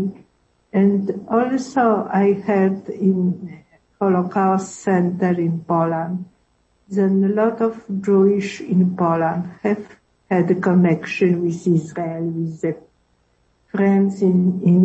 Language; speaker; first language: English; non-native, learner; Polish